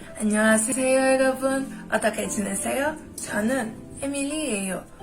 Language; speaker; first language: Korean; non-native, learner; Portuguese